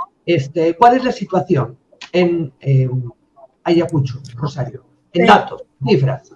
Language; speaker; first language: Spanish; native; Spanish